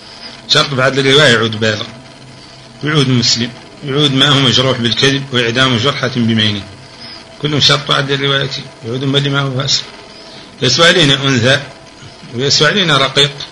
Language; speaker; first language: Arabic; native; Arabic